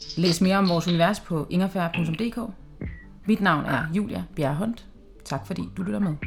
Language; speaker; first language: Danish; native; Danish